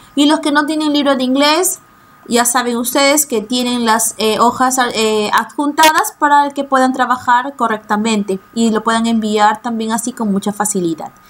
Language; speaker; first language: Spanish; native; Spanish